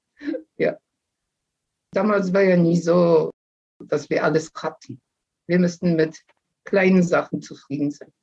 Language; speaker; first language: German; non-native, fluent; Polish